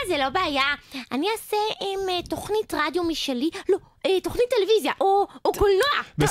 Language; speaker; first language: Hebrew; native; Hebrew